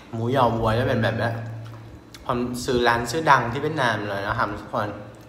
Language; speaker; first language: Thai; non-native, fluent; Vietnamese